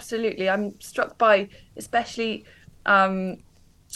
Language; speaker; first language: English; native; English